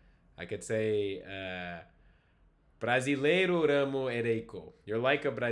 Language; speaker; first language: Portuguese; non-native, fluent; English